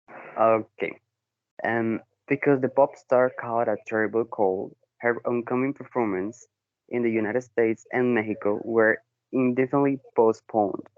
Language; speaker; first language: English; non-native, learner; Spanish